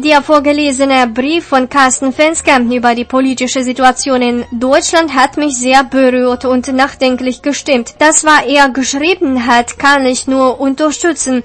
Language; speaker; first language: German; native; German